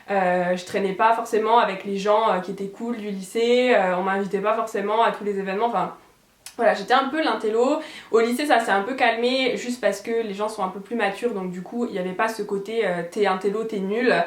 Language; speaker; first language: French; native; French